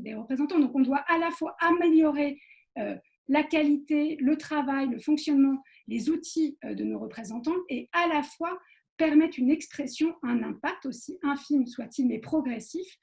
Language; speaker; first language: French; native; French